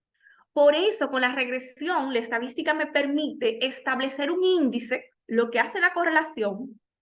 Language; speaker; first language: Spanish; native; Spanish